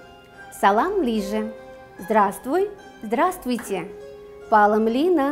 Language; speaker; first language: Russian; non-native, local second language; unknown